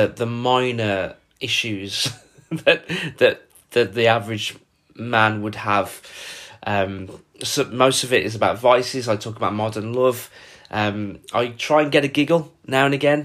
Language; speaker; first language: English; native; English